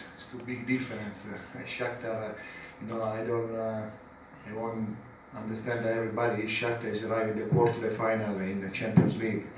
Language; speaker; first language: English; non-native, learner; Italian